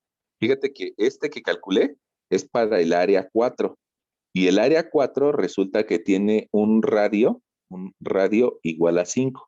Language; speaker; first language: Spanish; native; Spanish